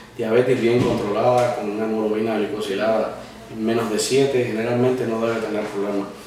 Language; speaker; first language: Spanish; native; Spanish